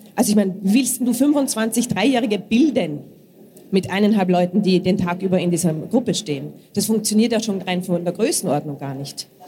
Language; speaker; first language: German; native; German